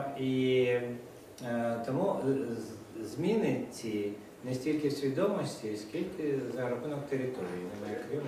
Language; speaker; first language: Ukrainian; non-native, local second language; Russian